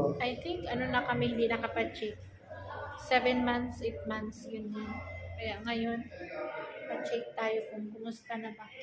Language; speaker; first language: Filipino; non-native, local second language; Cebuano